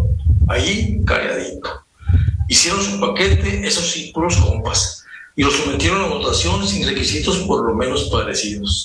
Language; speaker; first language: Spanish; native; Spanish